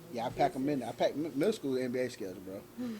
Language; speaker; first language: English; native; English